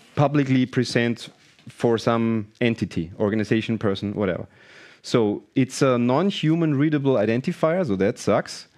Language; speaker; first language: English; non-native, fluent; German